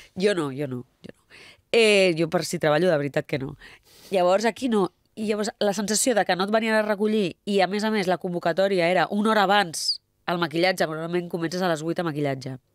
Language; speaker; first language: Catalan; non-native, local second language; Spanish